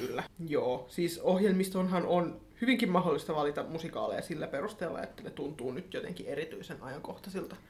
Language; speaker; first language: Finnish; native; Finnish